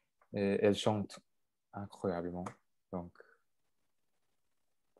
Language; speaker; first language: French; non-native, local second language; English